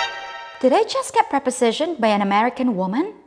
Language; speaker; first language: English; native; English